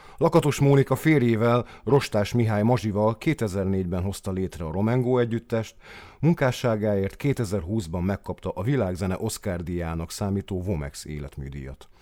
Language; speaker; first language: Hungarian; native; Hungarian